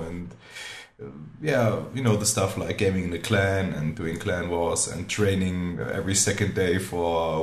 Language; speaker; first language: English; non-native, fluent; German